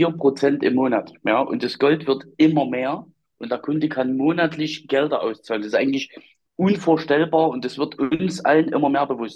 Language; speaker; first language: German; native; German